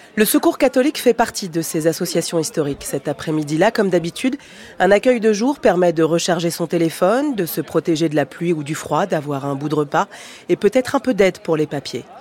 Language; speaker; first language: French; native; French